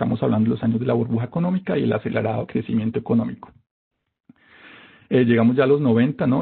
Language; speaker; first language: Spanish; native; Spanish